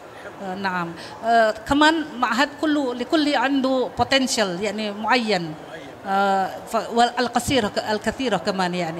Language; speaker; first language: Arabic; non-native, fluent; Indonesian